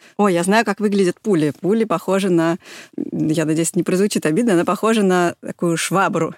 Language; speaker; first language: Russian; native; Russian